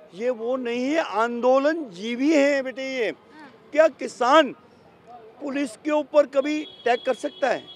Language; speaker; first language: Hindi; native; Hindi